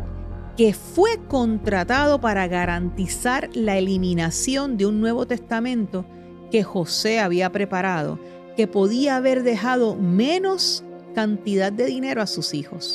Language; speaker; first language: Spanish; native; Spanish